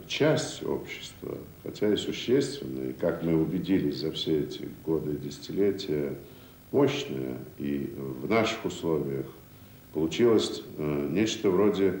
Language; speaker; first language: Russian; native; Russian